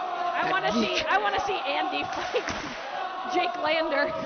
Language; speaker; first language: English; native; English